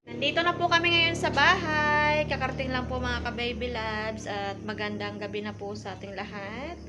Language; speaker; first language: Filipino; non-native, local second language; Hiligaynon